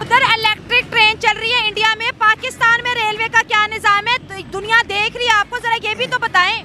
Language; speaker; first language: Urdu; non-native, local second language; Punjabi